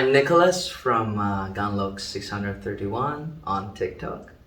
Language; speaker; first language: English; non-native, fluent; Greek